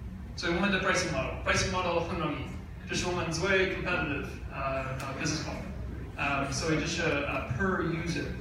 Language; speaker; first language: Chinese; non-native, learner; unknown